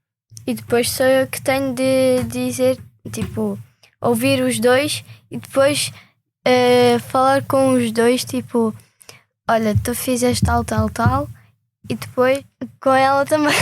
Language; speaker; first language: Portuguese; early bilingual, other home language; Ukrainian